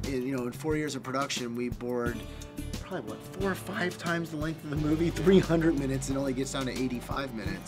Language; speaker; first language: English; native; English